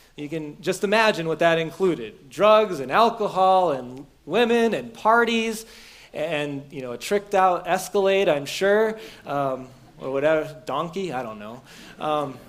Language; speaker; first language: English; native; English